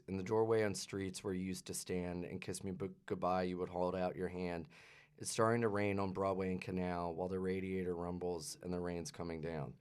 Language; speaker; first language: English; native; English